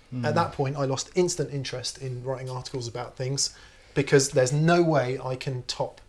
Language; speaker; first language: English; native; English